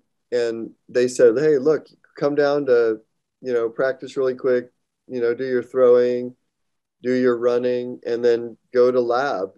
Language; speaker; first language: English; native; English